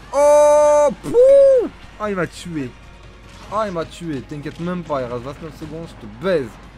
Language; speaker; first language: French; native; French